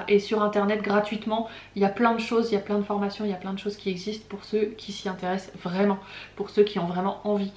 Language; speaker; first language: French; native; French